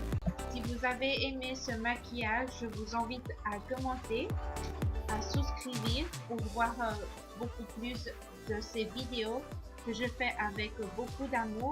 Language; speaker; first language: French; non-native, learner; Spanish